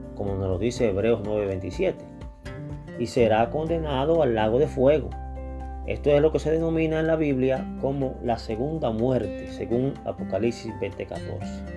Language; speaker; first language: Spanish; native; Spanish